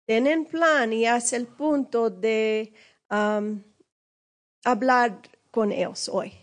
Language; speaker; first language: Spanish; early bilingual, heritage; English